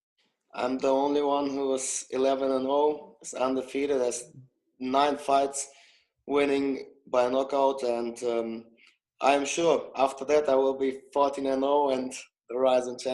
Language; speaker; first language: English; non-native, fluent; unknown